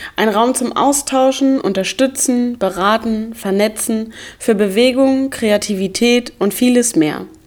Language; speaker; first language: German; native; German